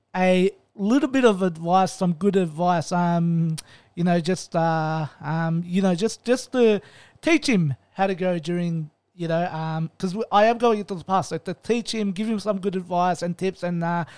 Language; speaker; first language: English; native; English